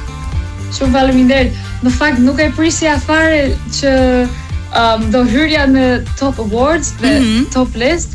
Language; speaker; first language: Albanian; early bilingual, heritage; English